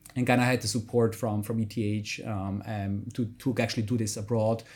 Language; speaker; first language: English; non-native, fluent; German